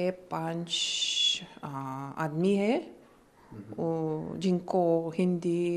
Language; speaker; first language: Hindi; non-native, learner; Lithuanian